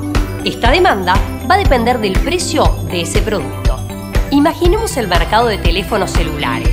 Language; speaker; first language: Spanish; native; Spanish